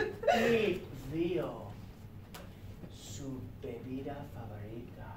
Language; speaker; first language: Spanish; non-native, learner; English